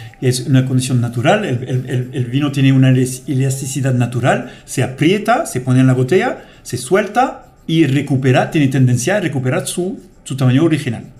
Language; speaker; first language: Spanish; non-native, fluent; French